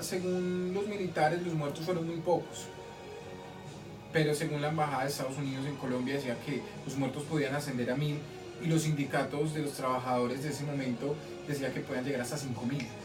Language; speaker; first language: Spanish; native; Spanish